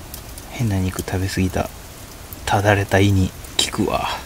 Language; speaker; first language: Japanese; native; Japanese